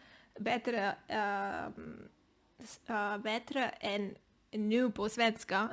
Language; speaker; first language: Swedish; non-native, learner; Spanish